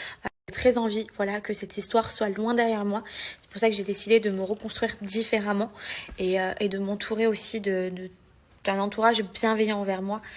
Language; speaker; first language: French; native; French